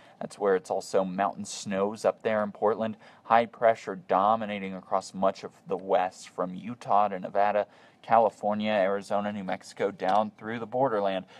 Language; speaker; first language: English; native; English